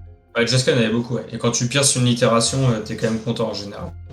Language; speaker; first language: French; native; French